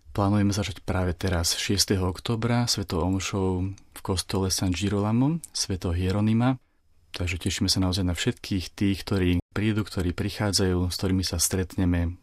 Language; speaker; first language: Slovak; native; Slovak